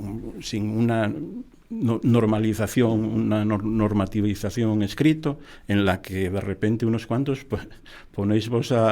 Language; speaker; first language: Spanish; native; Spanish